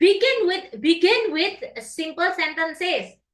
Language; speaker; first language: English; non-native, fluent; Indonesian